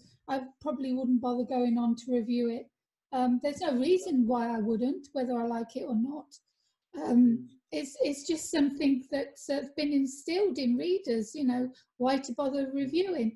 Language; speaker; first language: English; native; English